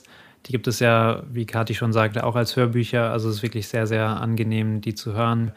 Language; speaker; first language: German; native; German